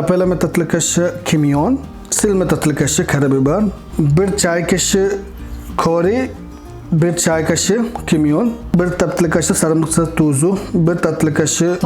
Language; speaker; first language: Turkish; non-native, learner; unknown